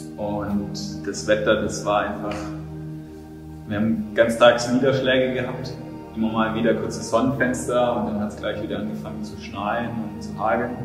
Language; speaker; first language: German; native; German